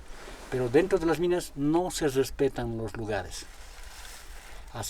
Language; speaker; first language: Spanish; native; Spanish